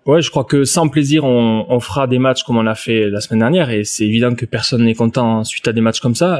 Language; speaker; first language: French; native; French